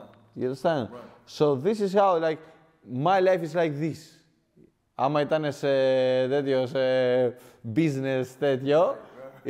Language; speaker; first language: Greek; native; Greek